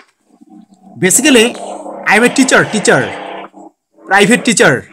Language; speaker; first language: English; non-native, learner; Bangla